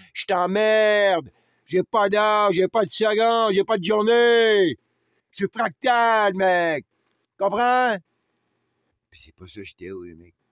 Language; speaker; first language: French; native; French